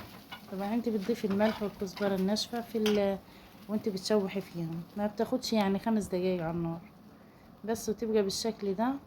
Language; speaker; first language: Arabic; native; Arabic